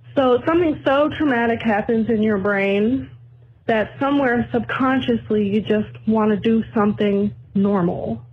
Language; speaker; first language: English; native; English